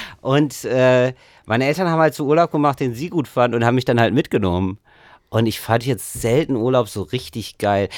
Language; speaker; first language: German; native; German